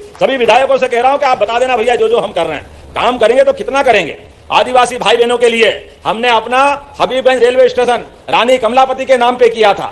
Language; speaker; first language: Hindi; native; Hindi